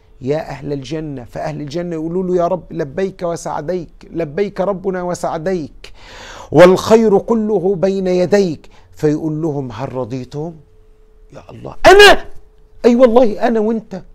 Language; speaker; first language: Arabic; native; Arabic